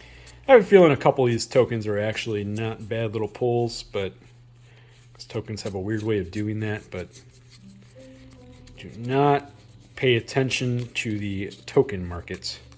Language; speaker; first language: English; native; English